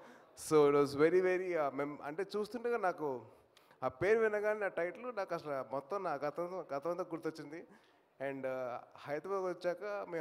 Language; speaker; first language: Telugu; native; Telugu